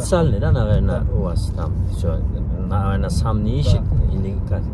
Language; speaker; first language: Russian; non-native, learner; Turkish